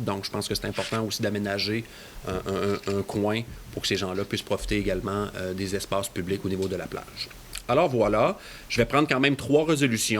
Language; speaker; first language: French; native; French